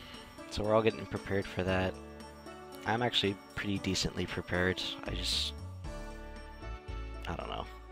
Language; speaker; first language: English; native; English